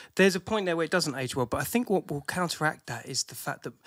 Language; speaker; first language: English; native; English